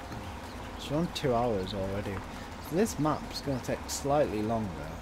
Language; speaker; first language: English; native; English